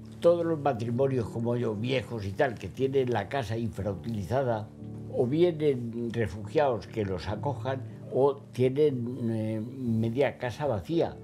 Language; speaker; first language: Spanish; native; Spanish